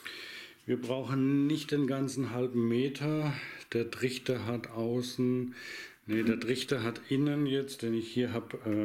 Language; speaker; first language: German; native; German